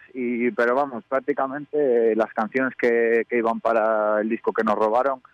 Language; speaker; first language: Spanish; native; Spanish